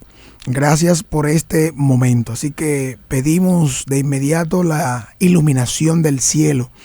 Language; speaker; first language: Spanish; native; Spanish